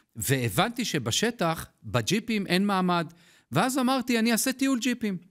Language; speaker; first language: Hebrew; native; Hebrew